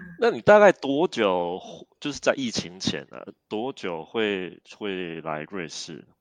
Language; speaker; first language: Chinese; native; Chinese